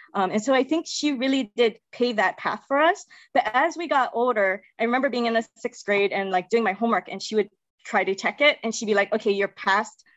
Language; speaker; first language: English; native; English